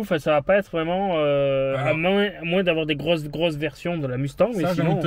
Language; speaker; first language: French; native; French